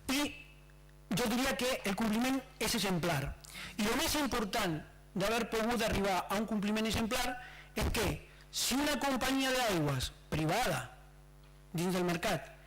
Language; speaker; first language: Catalan; non-native, local second language; Spanish